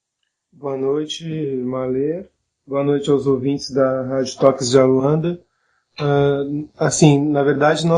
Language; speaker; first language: Portuguese; native; Portuguese